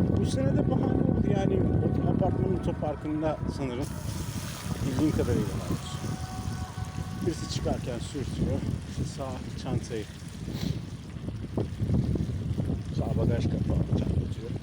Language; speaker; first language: Turkish; native; Turkish